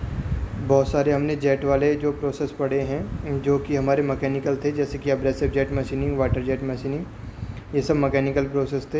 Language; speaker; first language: Hindi; native; Hindi